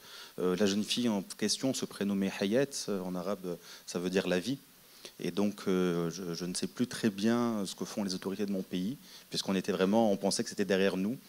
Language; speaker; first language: French; non-native, local second language; Arabic